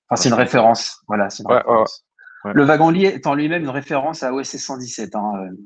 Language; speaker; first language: French; native; French